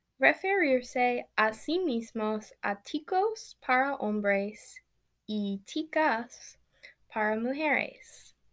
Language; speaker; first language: Spanish; non-native, learner; English